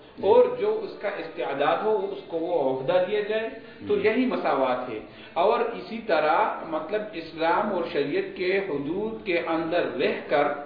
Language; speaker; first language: Urdu; non-native, local second language; Pashto